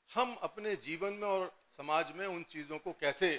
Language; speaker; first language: Hindi; native; Hindi